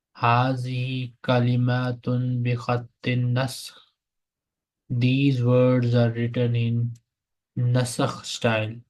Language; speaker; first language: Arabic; non-native, fluent; Urdu